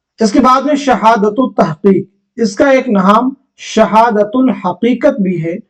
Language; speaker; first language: Urdu; native; Urdu